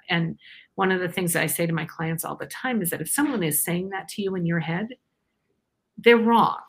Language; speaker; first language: English; native; English